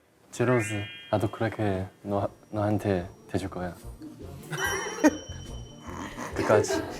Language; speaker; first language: Korean; non-native, fluent; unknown